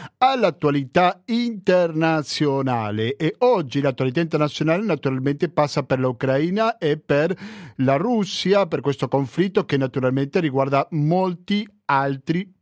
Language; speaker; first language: Italian; native; Italian